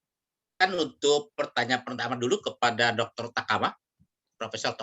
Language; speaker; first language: Indonesian; native; Indonesian